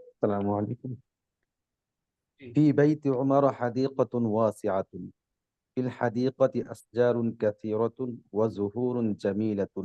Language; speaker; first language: Arabic; non-native, learner; Bangla